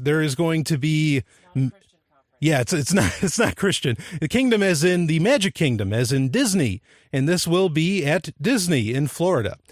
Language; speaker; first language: English; native; English